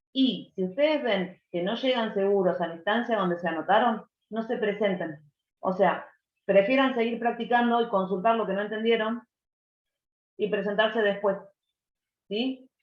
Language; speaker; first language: Spanish; native; Spanish